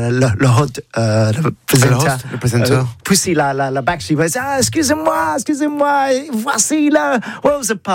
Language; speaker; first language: French; non-native, learner; English